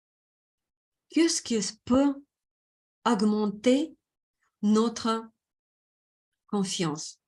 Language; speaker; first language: French; non-native, fluent; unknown